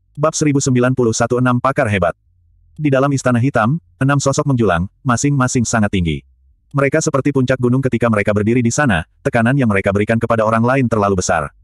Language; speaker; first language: Indonesian; native; Indonesian